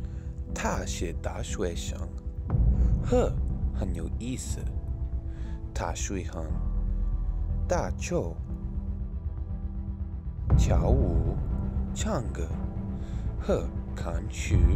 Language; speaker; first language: Chinese; non-native, learner; English